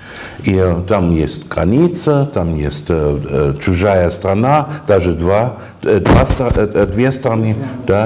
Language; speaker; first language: Russian; non-native, fluent; German